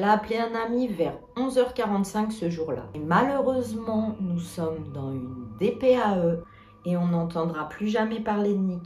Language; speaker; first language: French; native; French